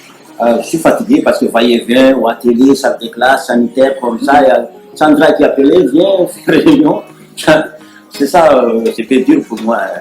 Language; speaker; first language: French; non-native, local second language; Malagasy